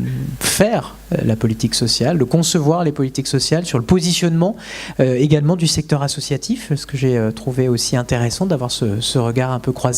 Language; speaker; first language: French; native; French